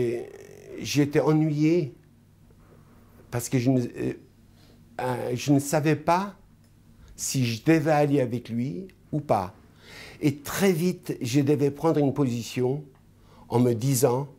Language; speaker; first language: French; non-native, fluent; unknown